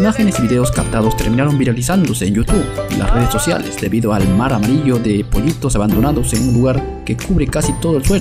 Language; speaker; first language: Spanish; native; Spanish